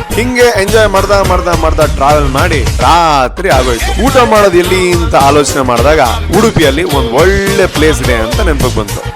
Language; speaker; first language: Kannada; non-native, local second language; Tulu